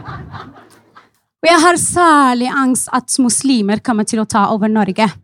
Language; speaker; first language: Norwegian; non-native, fluent; Arabic